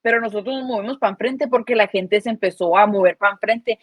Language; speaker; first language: Spanish; early bilingual, heritage; Spanish